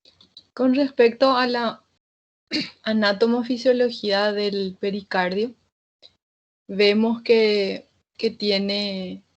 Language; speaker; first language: Spanish; native; Spanish